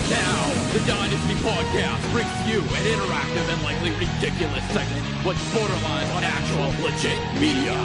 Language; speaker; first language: English; native; English